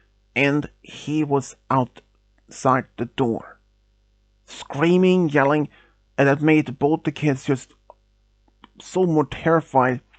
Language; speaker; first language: English; non-native, fluent; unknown